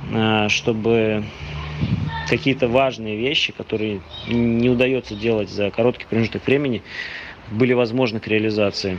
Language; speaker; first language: Russian; native; Russian